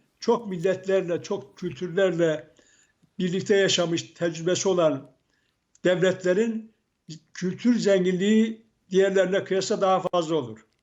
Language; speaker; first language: Turkish; native; Turkish